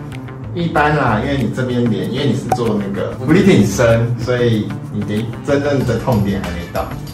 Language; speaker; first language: Chinese; native; Chinese